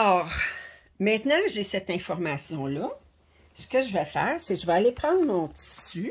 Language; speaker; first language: French; native; French